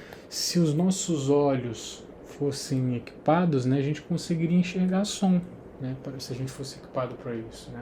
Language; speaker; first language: Portuguese; native; Portuguese